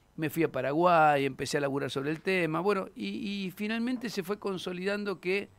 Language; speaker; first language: Spanish; native; Spanish